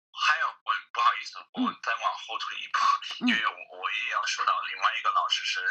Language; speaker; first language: Chinese; non-native, fluent; English